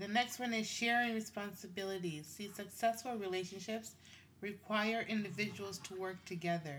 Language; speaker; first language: English; non-native, local second language; Swahili